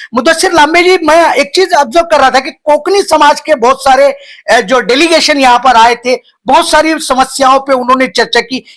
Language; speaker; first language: Hindi; non-native, local second language; Marathi